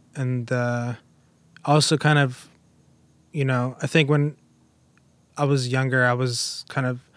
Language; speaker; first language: English; early bilingual, other home language; German